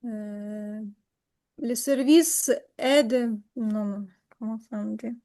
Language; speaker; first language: French; non-native, learner; Ukrainian